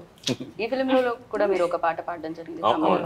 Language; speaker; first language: Telugu; native; Telugu